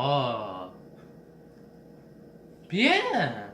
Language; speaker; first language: French; non-native, learner; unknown